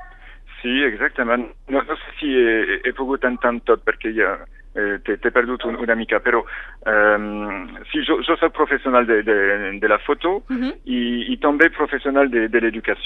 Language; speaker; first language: Catalan; non-native, fluent; French